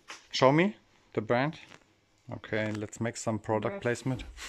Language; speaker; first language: English; non-native, fluent; German